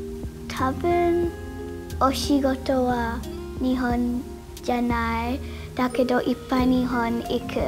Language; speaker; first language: Japanese; non-native, learner; English